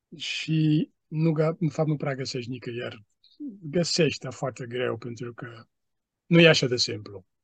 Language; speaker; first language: Romanian; non-native, fluent; Dutch